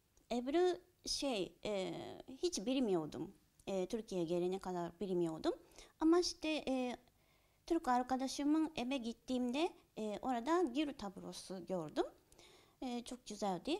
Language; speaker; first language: Turkish; non-native, learner; Japanese